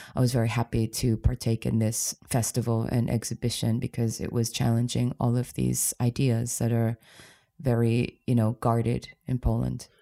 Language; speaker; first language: English; native; English